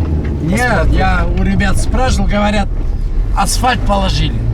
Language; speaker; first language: Russian; non-native, local second language; Kazakh